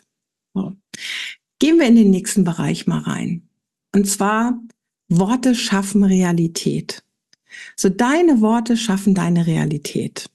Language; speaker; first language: German; native; German